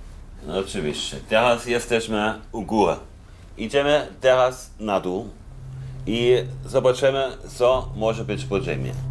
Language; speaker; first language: Polish; non-native, learner; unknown